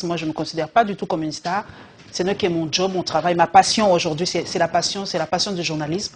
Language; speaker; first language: French; non-native, local second language; Lingala